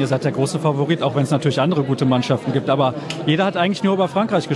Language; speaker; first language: German; native; German